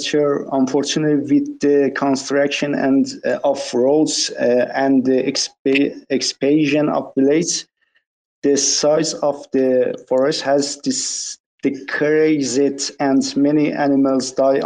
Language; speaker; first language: English; non-native, learner; Persian